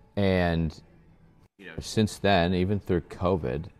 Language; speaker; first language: English; native; English